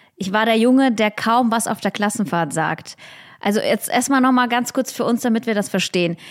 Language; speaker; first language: German; early bilingual, other home language; Russian